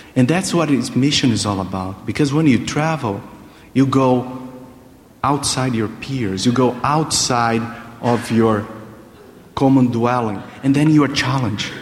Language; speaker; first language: English; non-native, fluent; Portuguese